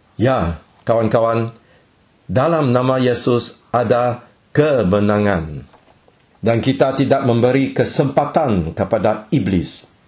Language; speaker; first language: Malay; non-native, local second language; Chinese